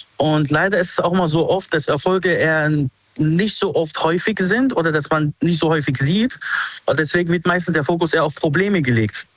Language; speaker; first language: German; early bilingual, other home language; Arabic